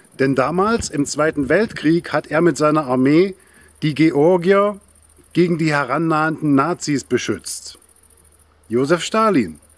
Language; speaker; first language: German; native; German